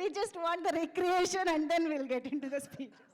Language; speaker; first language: Telugu; native; Telugu